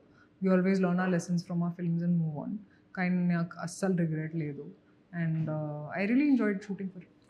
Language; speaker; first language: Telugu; non-native, fluent; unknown